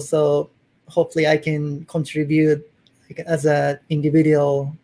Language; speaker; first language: English; non-native, fluent; Japanese